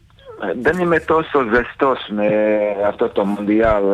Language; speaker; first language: Greek; non-native, fluent; Serbian